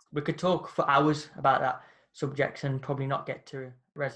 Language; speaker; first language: English; native; English